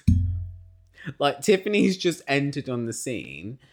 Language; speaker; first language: English; native; English